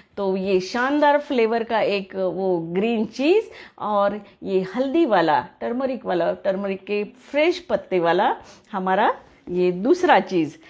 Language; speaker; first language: Hindi; non-native, local second language; Marathi